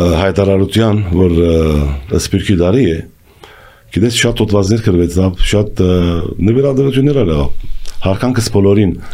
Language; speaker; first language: Armenian; early bilingual, heritage; Armenian